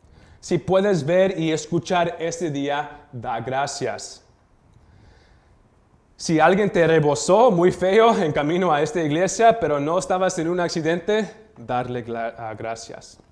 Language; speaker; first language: Spanish; early bilingual, heritage; Spanish